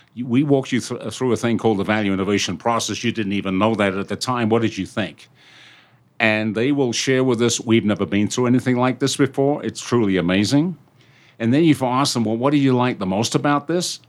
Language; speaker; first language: English; native; English